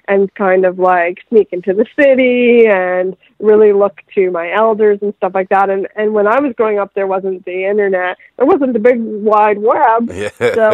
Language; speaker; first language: English; native; English